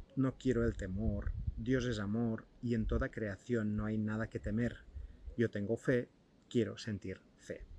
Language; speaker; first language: Spanish; non-native, local second language; Catalan